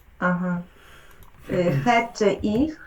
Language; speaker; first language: German; non-native, learner; Ukrainian